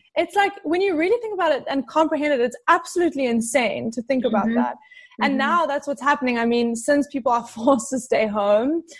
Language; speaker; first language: English; native; English